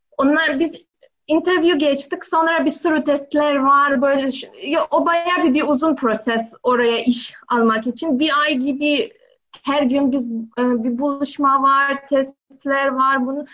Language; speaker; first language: Turkish; non-native, learner; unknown